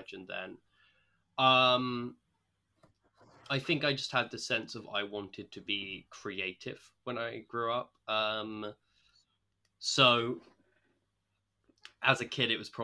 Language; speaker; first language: English; native; English